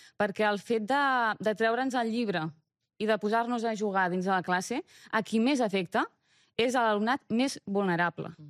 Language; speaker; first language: Catalan; early bilingual, other home language; Romanian